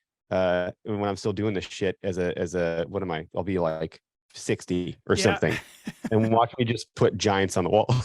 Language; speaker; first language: English; native; English